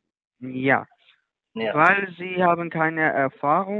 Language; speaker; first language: German; non-native, learner; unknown